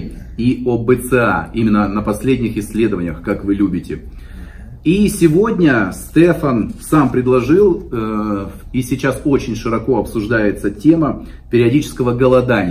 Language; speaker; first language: Russian; native; Russian